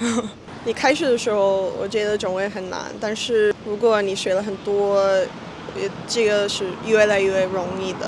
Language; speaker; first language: Chinese; non-native, learner; English